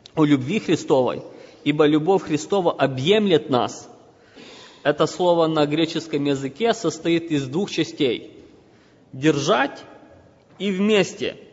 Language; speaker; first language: Russian; non-native, local second language; Ukrainian